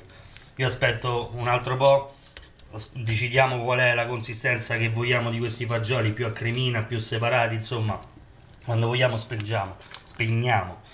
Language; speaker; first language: Italian; native; Italian